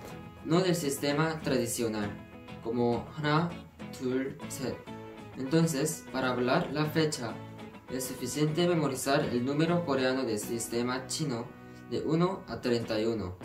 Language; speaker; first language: Spanish; non-native, fluent; Korean